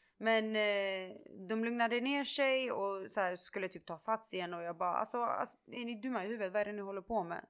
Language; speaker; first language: Swedish; early bilingual, other home language; Kurdish